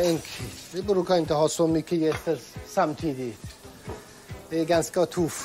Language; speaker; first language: Swedish; non-native, learner; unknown